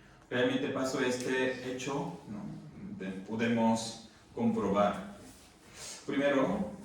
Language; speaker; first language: Spanish; non-native, fluent; Korean